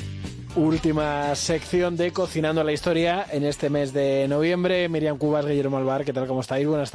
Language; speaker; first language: Spanish; native; Spanish